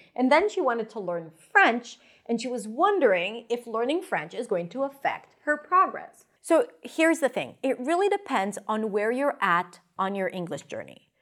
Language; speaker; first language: English; non-native, fluent; Hebrew